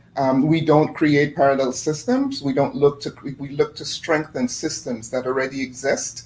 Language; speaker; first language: English; non-native, fluent; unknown